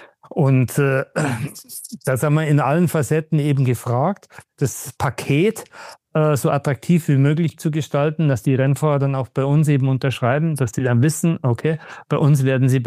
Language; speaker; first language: German; native; German